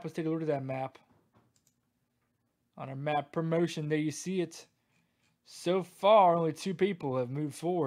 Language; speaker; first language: English; native; English